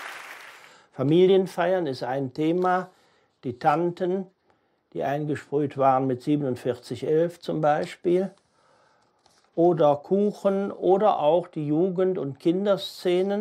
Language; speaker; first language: German; native; German